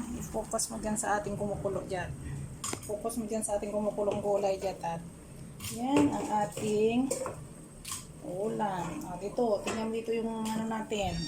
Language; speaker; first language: Filipino; non-native, local second language; Cebuano